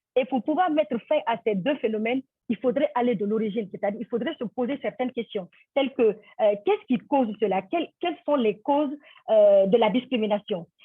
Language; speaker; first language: French; non-native, local second language; Fula